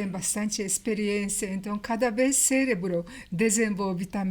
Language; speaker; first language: Portuguese; non-native, learner; Japanese